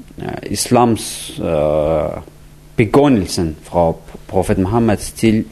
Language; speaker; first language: Danish; non-native, learner; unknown